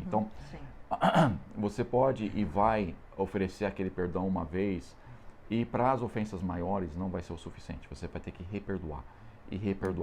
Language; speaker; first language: Portuguese; non-native, fluent; English